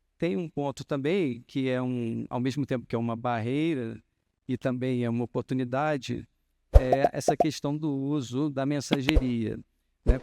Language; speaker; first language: Portuguese; native; Portuguese